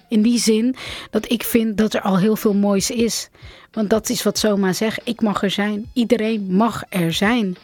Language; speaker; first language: Dutch; early bilingual, other home language; Central Kurdish